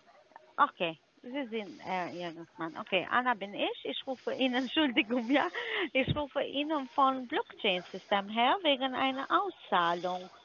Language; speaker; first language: German; non-native, learner; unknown